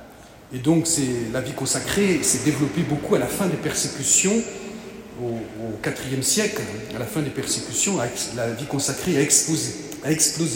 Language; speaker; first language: French; native; French